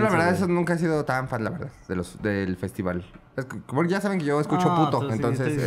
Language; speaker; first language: Spanish; native; Spanish